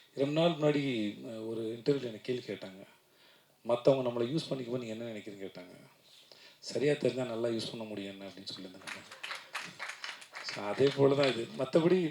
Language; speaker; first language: Tamil; native; Tamil